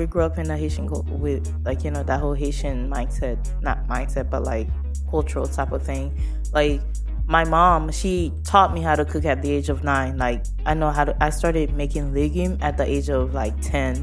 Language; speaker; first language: English; native; English